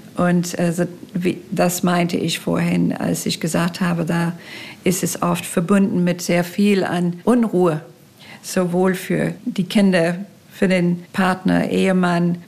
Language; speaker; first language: German; non-native, fluent; English